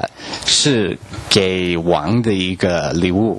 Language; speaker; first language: Chinese; non-native, learner; English